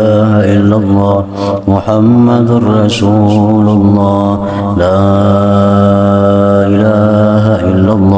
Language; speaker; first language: Indonesian; non-native, local second language; Banjar